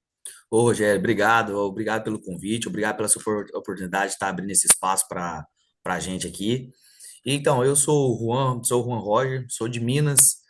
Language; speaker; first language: Portuguese; native; Portuguese